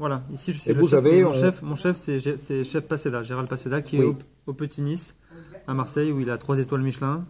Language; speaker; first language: French; native; French